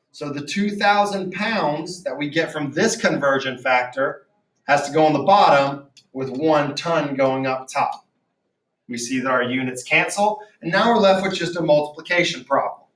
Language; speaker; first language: English; native; English